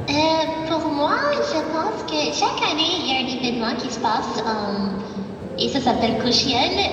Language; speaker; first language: French; non-native, fluent; English